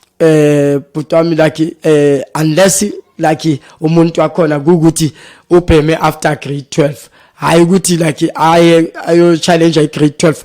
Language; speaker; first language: Zulu; native; Zulu